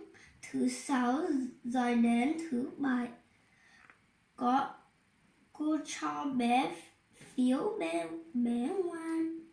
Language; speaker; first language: Vietnamese; early bilingual, heritage; Vietnamese